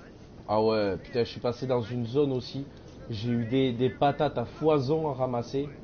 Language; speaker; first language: French; native; French